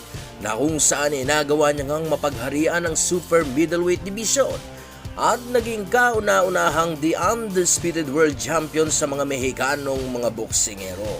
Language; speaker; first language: Filipino; non-native, local second language; Cebuano